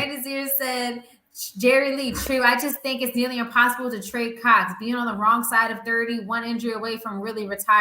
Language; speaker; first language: English; native; English